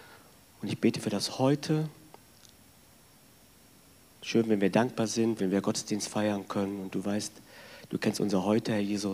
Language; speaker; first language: German; native; German